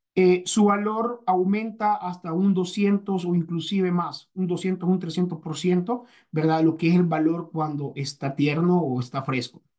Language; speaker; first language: Spanish; native; Spanish